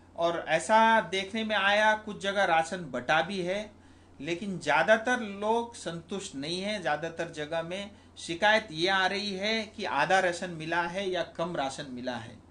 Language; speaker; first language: Hindi; non-native, local second language; Nepali